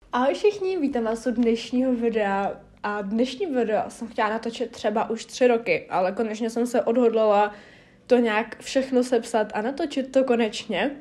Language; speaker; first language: Czech; early bilingual, other home language; Russian